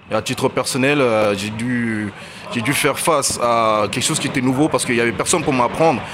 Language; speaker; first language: French; early bilingual, other home language; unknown